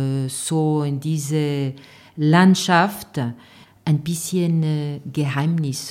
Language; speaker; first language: German; non-native, fluent; French